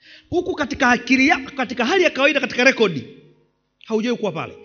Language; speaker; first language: Swahili; native; Swahili